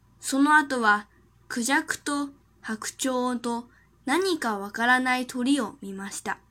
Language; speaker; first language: Japanese; non-native, fluent; Chinese